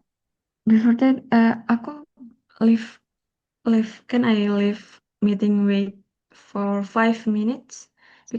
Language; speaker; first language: English; non-native, learner; Indonesian